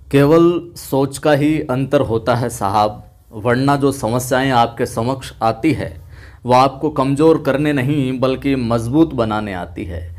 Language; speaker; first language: Hindi; native; Hindi